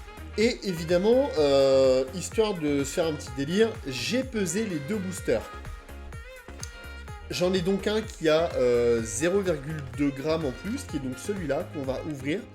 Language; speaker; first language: French; native; French